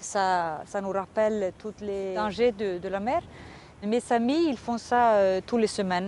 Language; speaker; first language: French; non-native, fluent; Icelandic